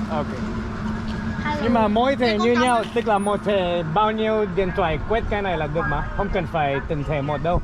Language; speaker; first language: Vietnamese; non-native, fluent; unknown